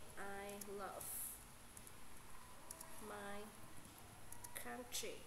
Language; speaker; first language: English; non-native, learner; Vietnamese